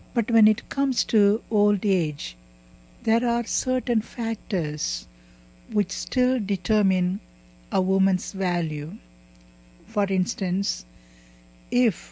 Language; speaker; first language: English; non-native, local second language; Tamil